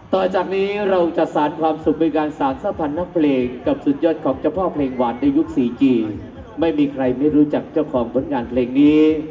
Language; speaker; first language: Thai; native; Thai